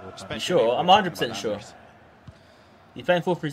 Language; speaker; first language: English; native; English